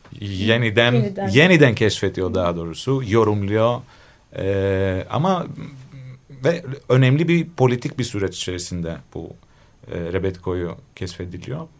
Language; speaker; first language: Turkish; non-native, fluent; Greek